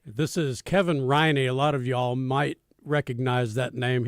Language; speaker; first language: English; native; English